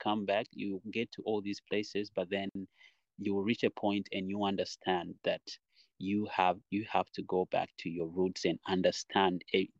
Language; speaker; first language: English; non-native, local second language; Nyankole